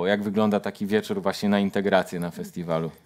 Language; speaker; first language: Polish; native; Polish